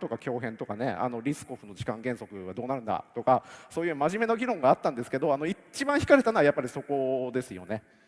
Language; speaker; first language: Japanese; native; Japanese